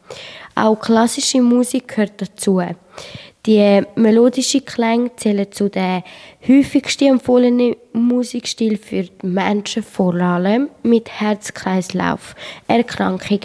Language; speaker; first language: German; non-native, learner; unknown